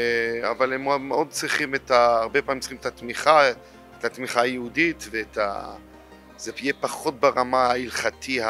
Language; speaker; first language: Hebrew; non-native, fluent; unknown